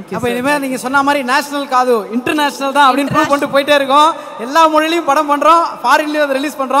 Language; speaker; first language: Tamil; native; Tamil